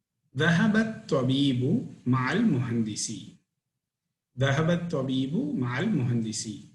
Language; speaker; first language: Arabic; non-native, fluent; Tamil